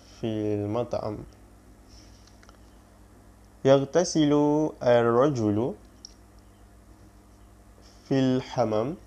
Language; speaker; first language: Arabic; non-native, learner; Malay